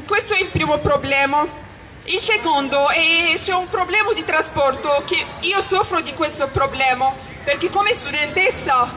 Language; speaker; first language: Italian; early bilingual, other home language; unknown